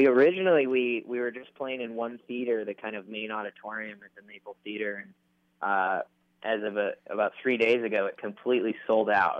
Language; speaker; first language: English; native; English